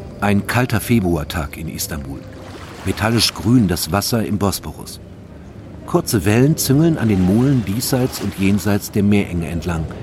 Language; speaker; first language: German; native; German